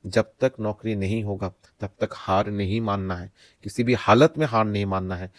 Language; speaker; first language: Hindi; non-native, local second language; Assamese